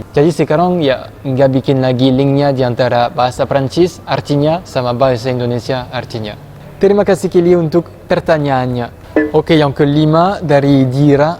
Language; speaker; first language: Indonesian; non-native, fluent; French